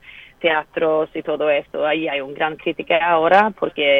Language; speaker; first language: Spanish; non-native, fluent; Swedish